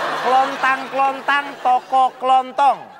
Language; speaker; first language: Indonesian; native; Indonesian